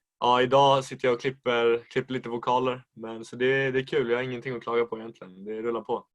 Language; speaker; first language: Swedish; native; Swedish